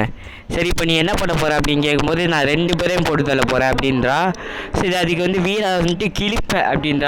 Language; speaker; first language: Tamil; native; Tamil